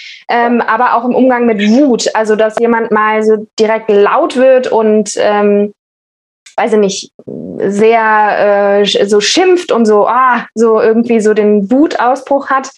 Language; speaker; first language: German; native; German